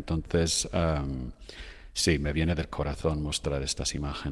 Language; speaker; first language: Spanish; non-native, fluent; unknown